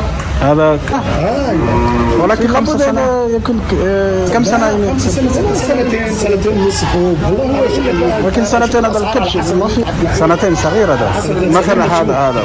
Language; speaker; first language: Arabic; non-native, learner; French